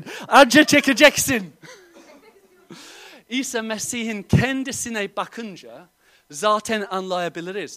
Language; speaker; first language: Turkish; non-native, fluent; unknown